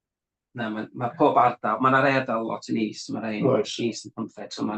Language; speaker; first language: Welsh; native; Welsh